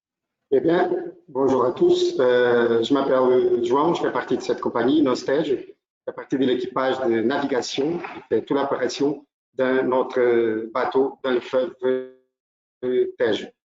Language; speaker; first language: French; non-native, learner; Portuguese